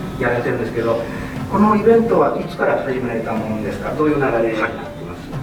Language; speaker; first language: Japanese; early bilingual, heritage; Spanish